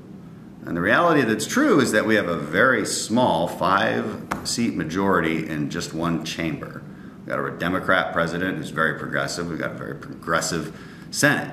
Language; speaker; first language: English; native; English